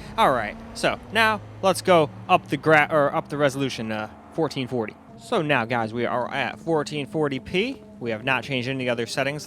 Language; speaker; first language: English; native; English